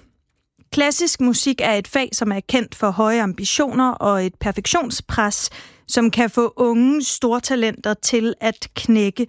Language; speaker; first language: Danish; native; Danish